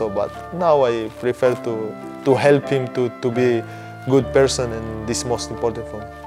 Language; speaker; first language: English; non-native, fluent; Hebrew